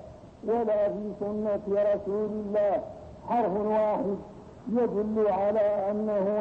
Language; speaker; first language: Arabic; native; Arabic